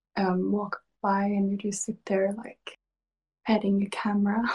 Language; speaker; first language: English; non-native, fluent; Swedish